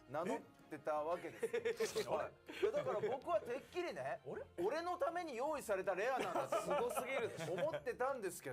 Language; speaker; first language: Japanese; native; Japanese